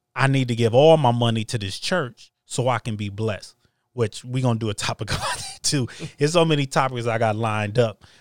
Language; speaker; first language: English; native; English